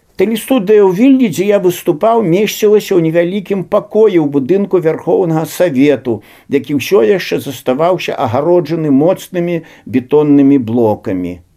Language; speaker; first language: Belarusian; native; Belarusian